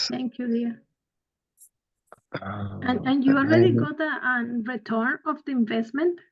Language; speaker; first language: English; non-native, fluent; Spanish